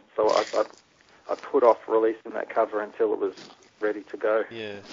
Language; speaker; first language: English; native; English